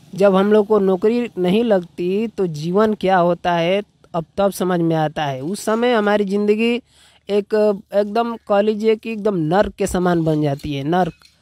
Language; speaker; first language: Hindi; native; Hindi